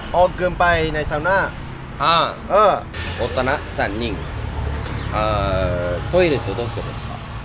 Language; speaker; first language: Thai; non-native, fluent; Japanese